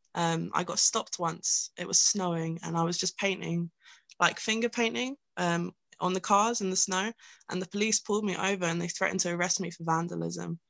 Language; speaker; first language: English; native; English